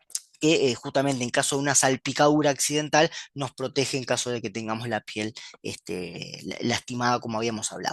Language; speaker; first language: Spanish; native; Spanish